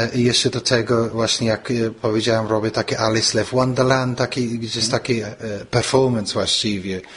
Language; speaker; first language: Polish; non-native, fluent; English